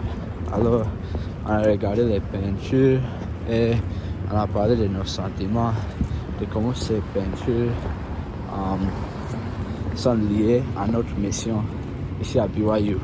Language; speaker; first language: French; non-native, fluent; English